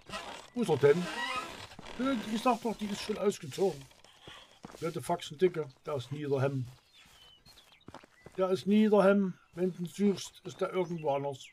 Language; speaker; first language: German; native; German